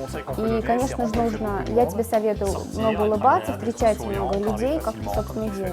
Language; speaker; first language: Russian; native; Russian